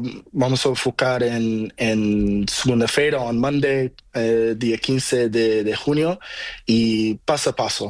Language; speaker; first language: Spanish; non-native, learner; Portuguese